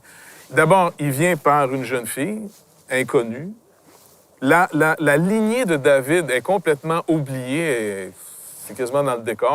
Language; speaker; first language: French; native; French